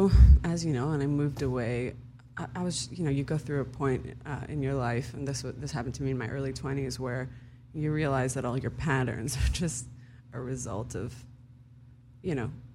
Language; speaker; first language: English; early bilingual, other home language; Hebrew